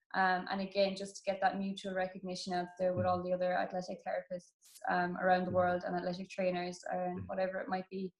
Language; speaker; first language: English; native; English